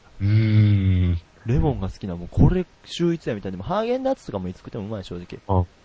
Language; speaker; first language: Japanese; native; Japanese